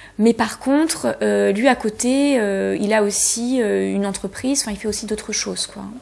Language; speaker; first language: French; early bilingual, other home language; Polish